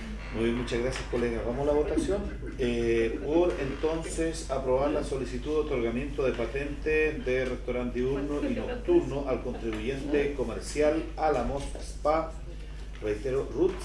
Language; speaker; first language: Spanish; native; Spanish